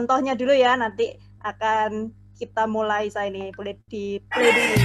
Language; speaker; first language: Indonesian; native; Indonesian